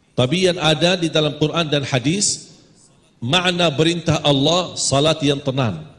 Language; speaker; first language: Malay; non-native, fluent; Arabic